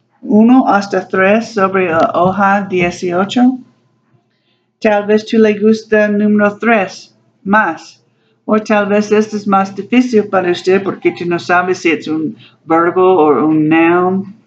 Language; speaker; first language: Spanish; non-native, learner; English